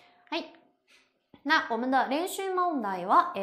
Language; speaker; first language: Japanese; non-native, fluent; Chinese